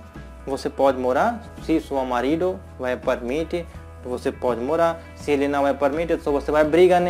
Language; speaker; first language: Portuguese; non-native, learner; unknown